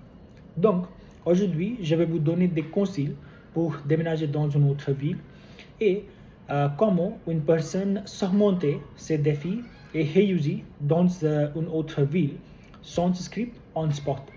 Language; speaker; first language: French; non-native, learner; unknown